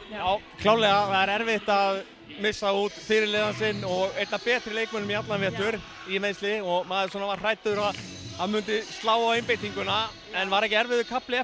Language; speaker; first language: Icelandic; native; Icelandic